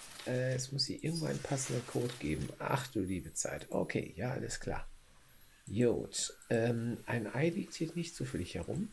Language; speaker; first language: German; native; German